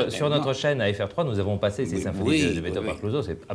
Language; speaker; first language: French; native; French